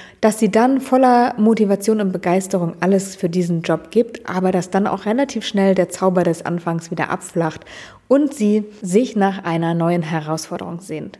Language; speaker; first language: German; native; German